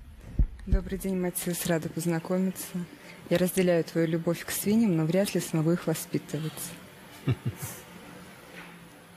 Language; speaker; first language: Russian; native; Russian